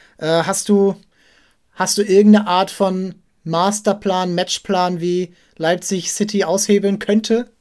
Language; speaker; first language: German; native; German